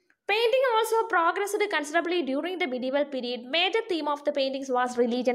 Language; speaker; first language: English; non-native, local second language; Malayalam